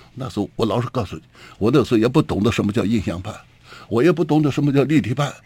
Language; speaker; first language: Chinese; native; Chinese